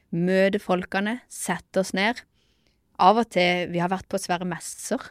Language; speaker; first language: Norwegian; native; Norwegian